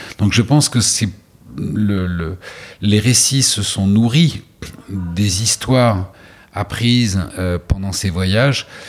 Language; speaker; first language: French; native; French